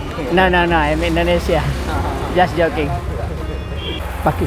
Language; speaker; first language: English; non-native, learner; Indonesian